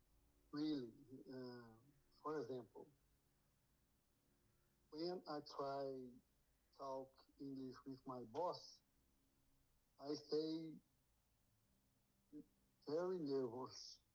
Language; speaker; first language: English; non-native, learner; Portuguese